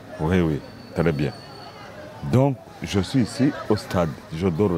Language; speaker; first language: French; non-native, local second language; Kinyarwanda